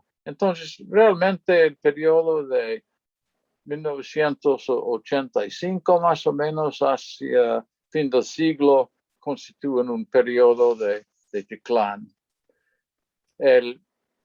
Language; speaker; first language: Spanish; non-native, fluent; English